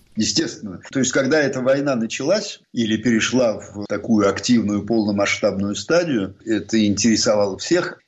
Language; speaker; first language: Russian; native; Russian